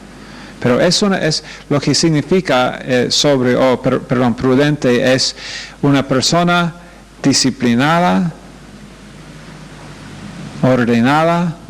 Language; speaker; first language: Spanish; non-native, fluent; English